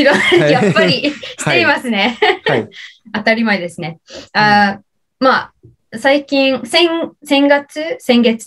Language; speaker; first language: Japanese; non-native, learner; English